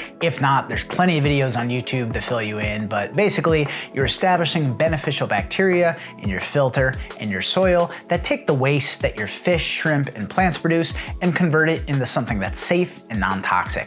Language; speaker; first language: English; native; English